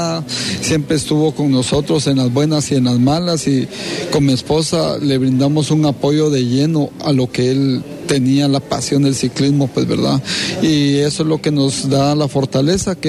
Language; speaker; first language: Spanish; native; Spanish